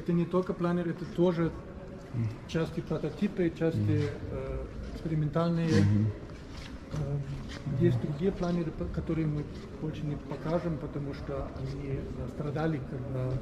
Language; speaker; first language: Russian; non-native, fluent; German